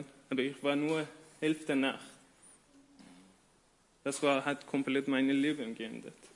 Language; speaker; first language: German; non-native, learner; Persian